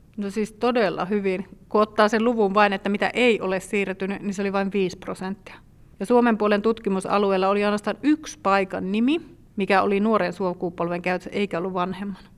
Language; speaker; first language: Finnish; native; Finnish